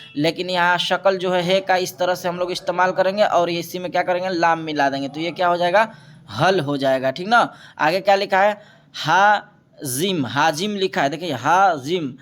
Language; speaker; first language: Hindi; native; Hindi